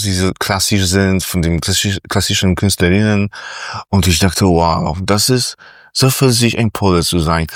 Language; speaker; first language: German; non-native, fluent; Polish